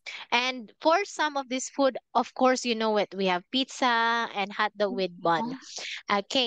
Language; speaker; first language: English; non-native, fluent; Filipino